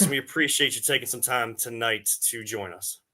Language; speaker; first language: English; native; English